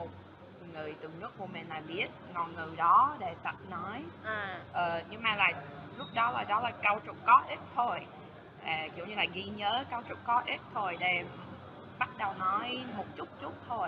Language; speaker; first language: Vietnamese; non-native, fluent; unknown